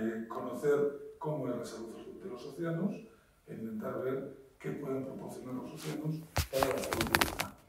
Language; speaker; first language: Spanish; native; Spanish